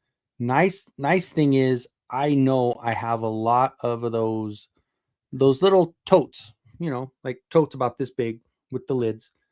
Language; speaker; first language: English; native; English